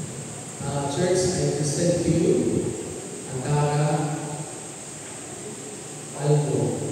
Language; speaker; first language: English; non-native, local second language; Filipino